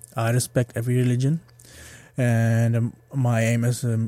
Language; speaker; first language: English; non-native, fluent; German